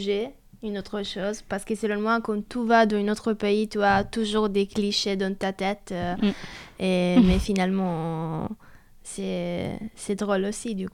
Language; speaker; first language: French; non-native, fluent; Italian